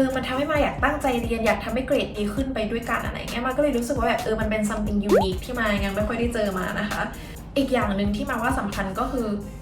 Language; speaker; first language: Thai; native; Thai